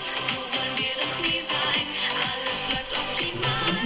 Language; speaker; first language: German; native; German